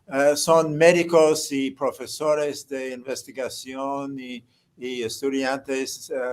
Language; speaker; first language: Spanish; non-native, fluent; English